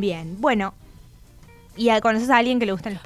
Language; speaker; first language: Spanish; native; Spanish